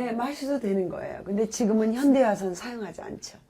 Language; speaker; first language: Korean; native; Korean